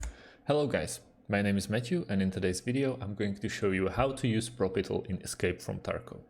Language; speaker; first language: English; non-native, fluent; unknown